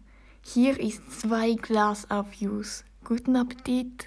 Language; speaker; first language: German; non-native, learner; Norwegian